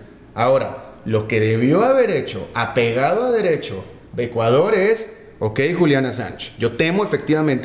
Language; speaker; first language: Spanish; native; Spanish